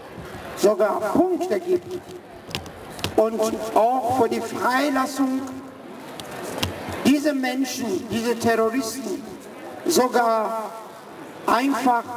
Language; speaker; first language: German; early bilingual, other home language; Persian